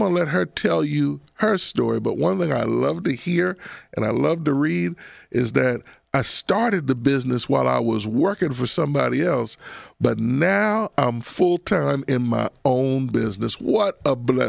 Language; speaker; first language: English; native; English